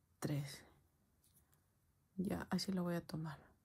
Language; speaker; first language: Spanish; native; Spanish